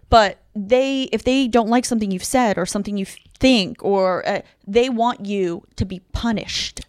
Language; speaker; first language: English; non-native, fluent; Russian